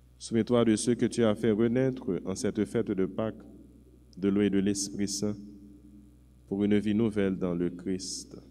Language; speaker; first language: French; non-native, local second language; Haitian Creole